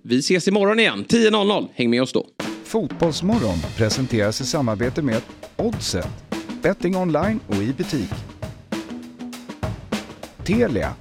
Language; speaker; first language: Swedish; native; Swedish